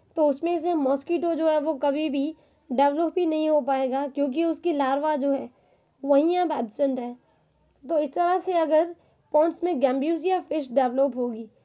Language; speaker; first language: Hindi; non-native, local second language; Gujarati